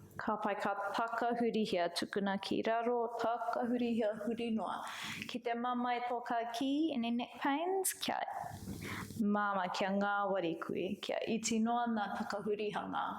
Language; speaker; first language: Māori; non-native, local second language; English